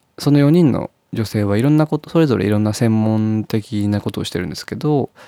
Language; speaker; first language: Japanese; native; Japanese